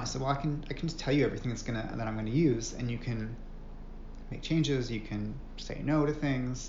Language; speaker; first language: English; native; English